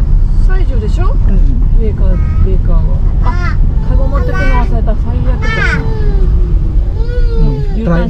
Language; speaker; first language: Japanese; native; Japanese